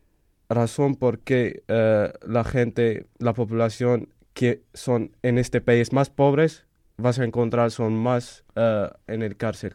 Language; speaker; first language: Spanish; non-native, fluent; Arabic